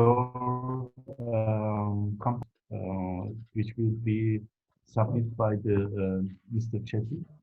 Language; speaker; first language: English; non-native, fluent; Turkish